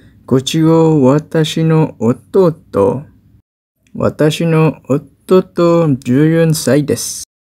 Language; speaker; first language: Japanese; non-native, learner; Malay